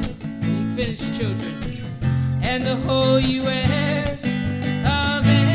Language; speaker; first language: English; native; English